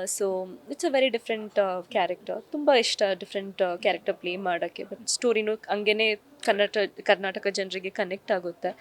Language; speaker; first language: Kannada; non-native, local second language; Kodava